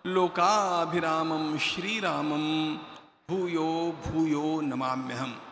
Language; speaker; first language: Hindi; non-native, local second language; Marathi